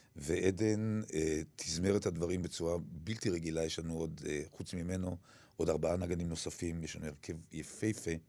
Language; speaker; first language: Hebrew; early bilingual, other home language; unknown